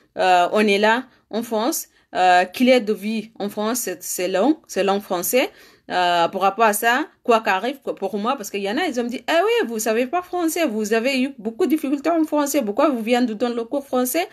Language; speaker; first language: French; non-native, learner; Arabic